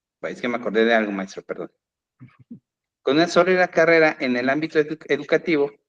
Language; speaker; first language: Spanish; native; Spanish